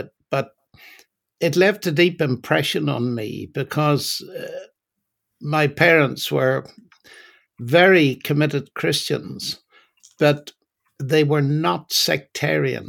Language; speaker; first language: English; native; English